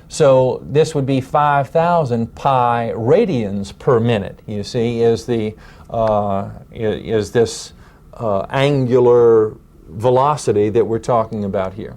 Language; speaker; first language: English; native; English